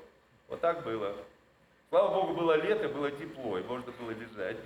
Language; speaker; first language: Russian; native; Russian